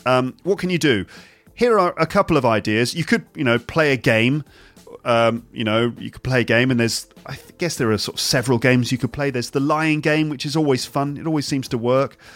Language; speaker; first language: English; native; English